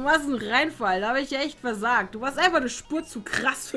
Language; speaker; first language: German; native; German